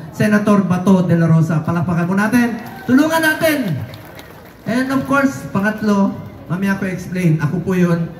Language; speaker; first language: Filipino; non-native, local second language; Cebuano